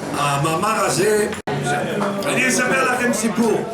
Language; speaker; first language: Hebrew; non-native, fluent; French